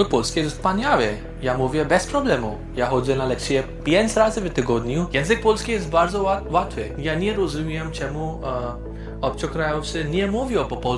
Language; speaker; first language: Polish; non-native, learner; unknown